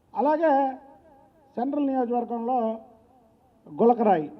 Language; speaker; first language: Telugu; native; Telugu